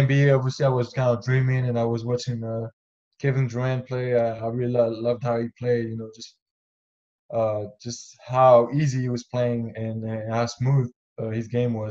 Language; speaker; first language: English; non-native, fluent; French